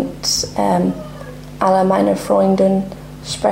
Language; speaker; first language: German; non-native, learner; English